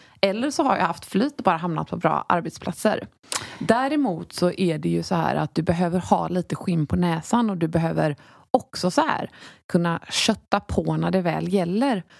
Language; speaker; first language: Swedish; native; Swedish